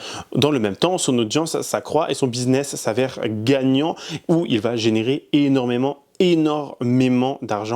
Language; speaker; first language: French; native; French